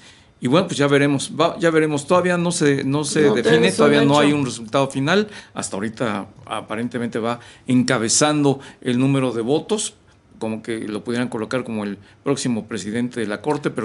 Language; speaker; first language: Spanish; native; Spanish